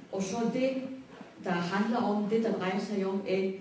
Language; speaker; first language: Danish; non-native, fluent; Spanish